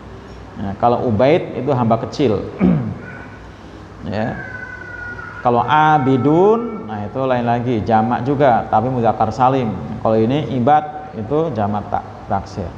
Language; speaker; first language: Indonesian; native; Indonesian